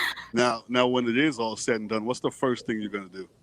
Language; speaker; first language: English; native; English